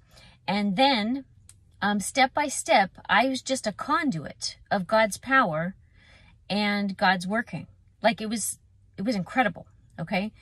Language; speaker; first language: English; native; English